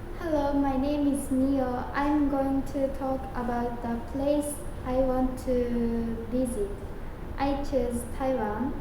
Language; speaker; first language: English; non-native, learner; Japanese